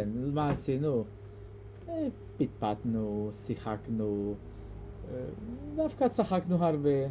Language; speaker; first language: Hebrew; non-native, fluent; Hungarian